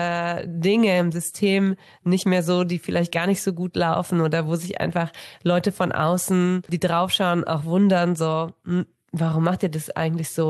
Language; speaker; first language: German; native; German